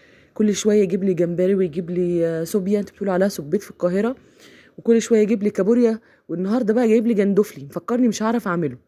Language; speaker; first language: Arabic; native; Arabic